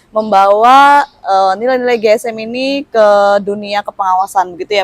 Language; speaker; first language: Indonesian; native; Indonesian